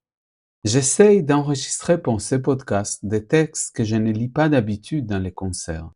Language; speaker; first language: French; non-native, fluent; Spanish